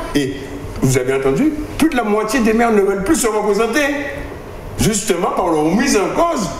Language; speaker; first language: French; native; French